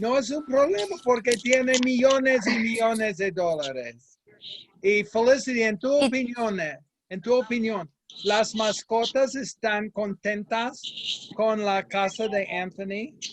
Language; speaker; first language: Spanish; non-native, fluent; English